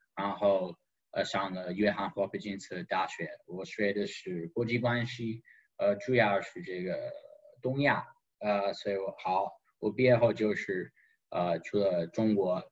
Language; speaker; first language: Chinese; non-native, fluent; English